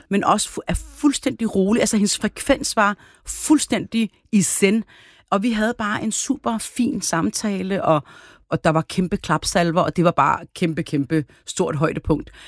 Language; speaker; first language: Danish; early bilingual, other home language; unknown